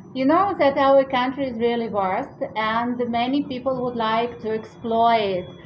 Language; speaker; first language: English; non-native, fluent; Russian